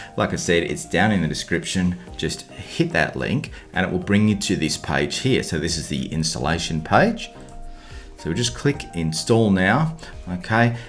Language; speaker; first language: English; native; English